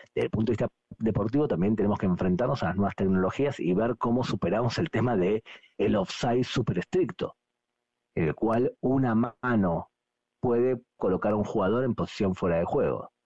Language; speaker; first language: Spanish; native; Spanish